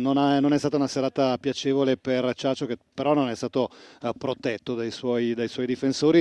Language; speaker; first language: Italian; native; Italian